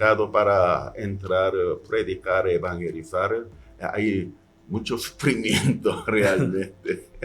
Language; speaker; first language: Spanish; non-native, learner; Korean